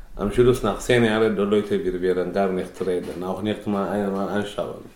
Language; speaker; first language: German; non-native, learner; Tigrinya